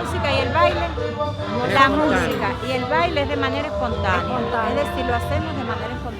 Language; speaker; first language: Spanish; native; Spanish